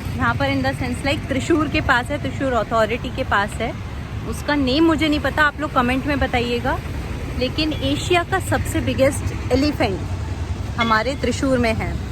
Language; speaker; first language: Hindi; native; Hindi